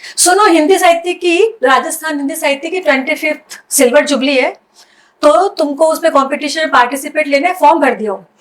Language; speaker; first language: Hindi; native; Hindi